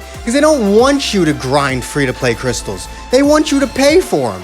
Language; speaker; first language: English; native; English